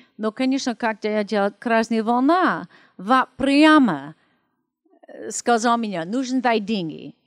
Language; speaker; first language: Russian; non-native, learner; English